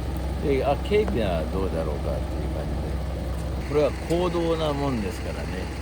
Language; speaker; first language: Japanese; native; Japanese